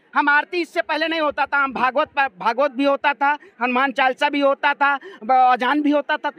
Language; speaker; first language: Hindi; native; Hindi